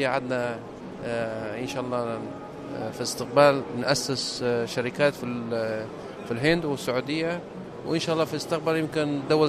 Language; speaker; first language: Arabic; non-native, fluent; Turkish